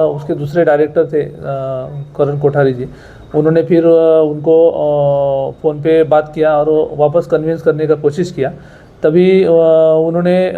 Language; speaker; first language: Hindi; non-native, local second language; Marathi